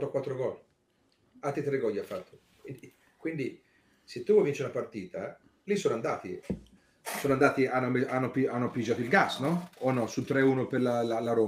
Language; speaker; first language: Italian; early bilingual, heritage; Italian